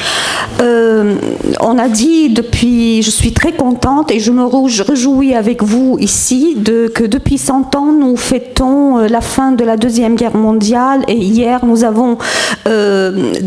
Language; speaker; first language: French; non-native, fluent; Arabic